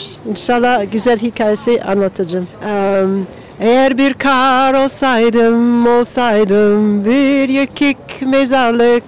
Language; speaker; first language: Turkish; non-native, learner; English